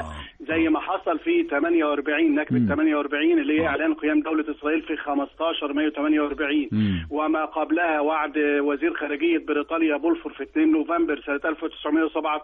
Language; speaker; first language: Arabic; native; Arabic